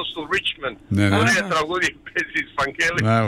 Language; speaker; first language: Greek; early bilingual, heritage; Greek